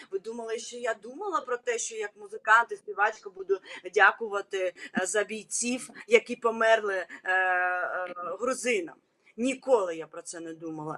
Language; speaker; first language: Ukrainian; non-native, local second language; Russian